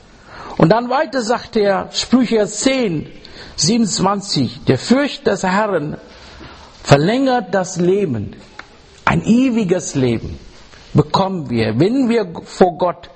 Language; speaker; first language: German; non-native, learner; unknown